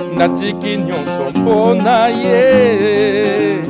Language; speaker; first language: French; non-native, local second language; Lingala